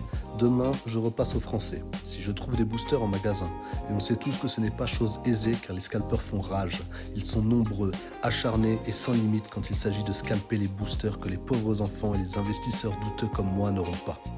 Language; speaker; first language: French; native; French